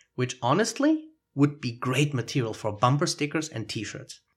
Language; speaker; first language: English; non-native, fluent; German